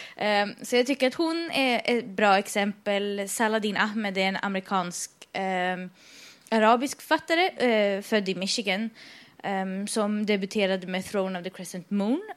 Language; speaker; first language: Swedish; early bilingual, other home language; Persian